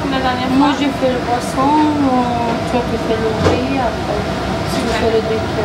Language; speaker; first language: French; non-native, learner; Arabic